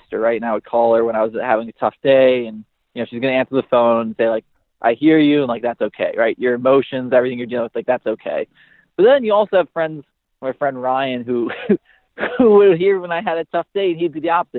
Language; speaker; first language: English; native; English